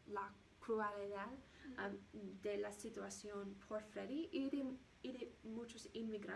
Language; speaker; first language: Spanish; non-native, learner; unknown